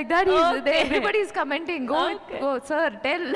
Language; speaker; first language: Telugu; non-native, learner; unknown